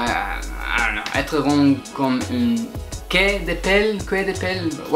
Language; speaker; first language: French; non-native, learner; Dutch